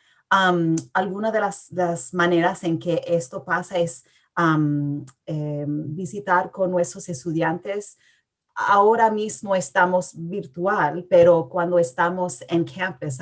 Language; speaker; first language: Spanish; early bilingual, heritage; English